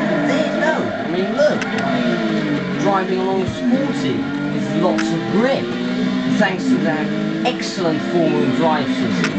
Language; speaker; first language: English; non-native, fluent; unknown